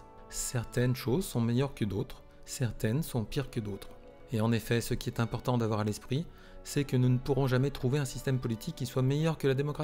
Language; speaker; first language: French; native; French